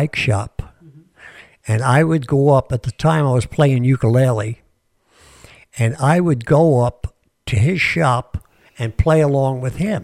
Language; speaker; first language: English; native; English